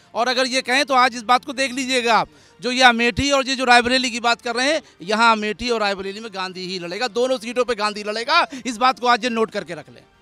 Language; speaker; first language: Hindi; native; Hindi